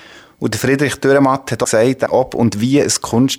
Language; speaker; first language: German; native; German